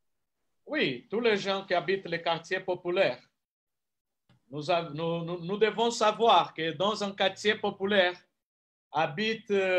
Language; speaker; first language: French; non-native, fluent; Portuguese